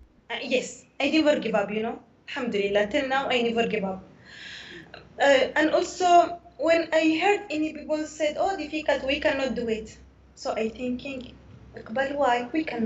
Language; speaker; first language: English; non-native, learner; Arabic